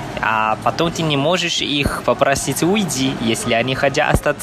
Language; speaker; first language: Russian; non-native, fluent; Chinese